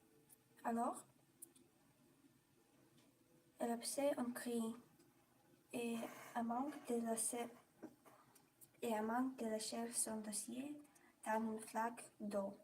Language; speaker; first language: French; non-native, learner; Russian